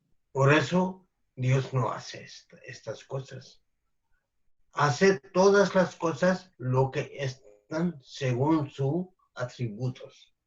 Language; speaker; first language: Spanish; non-native, fluent; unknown